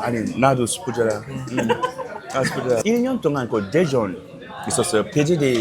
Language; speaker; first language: Korean; non-native, fluent; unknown